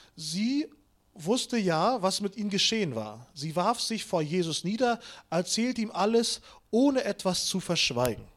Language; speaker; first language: German; early bilingual, other home language; Russian